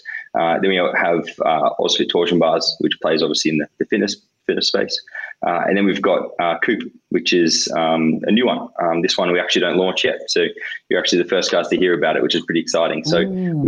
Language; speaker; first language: English; native; English